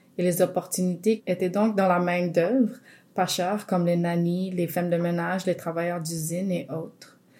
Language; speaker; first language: French; non-native, local second language; English